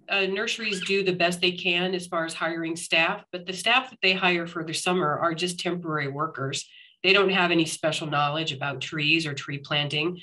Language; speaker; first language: English; native; English